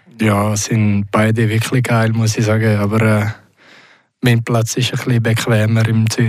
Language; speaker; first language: German; non-native, local second language; French